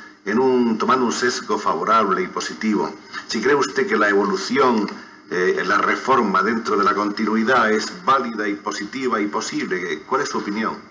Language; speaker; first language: Spanish; native; Spanish